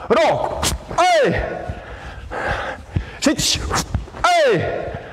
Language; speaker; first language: English; non-native, fluent; Belarusian